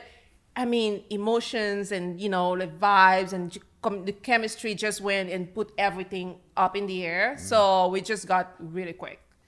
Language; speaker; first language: English; non-native, local second language; French